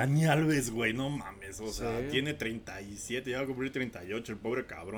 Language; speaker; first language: Spanish; native; Spanish